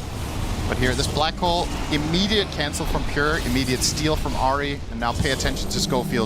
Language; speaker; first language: English; native; English